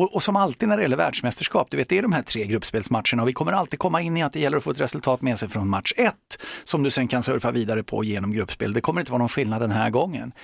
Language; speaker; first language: Swedish; native; Swedish